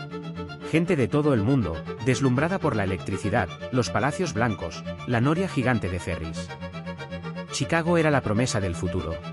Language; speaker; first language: Spanish; native; Spanish